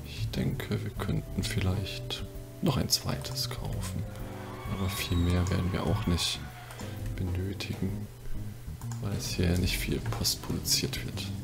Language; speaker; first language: German; native; German